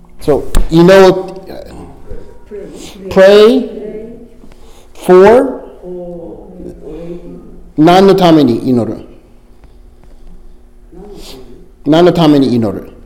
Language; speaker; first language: Japanese; non-native, learner; English